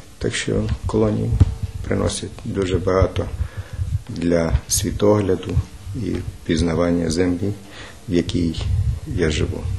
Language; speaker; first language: Ukrainian; native; Ukrainian